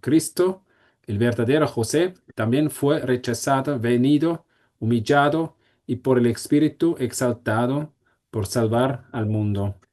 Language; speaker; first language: Spanish; non-native, fluent; German